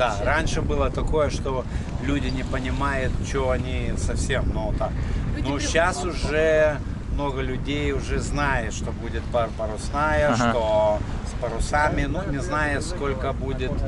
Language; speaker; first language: Russian; non-native, local second language; Lithuanian